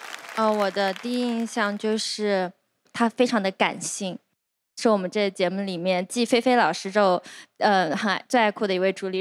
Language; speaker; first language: Chinese; native; Chinese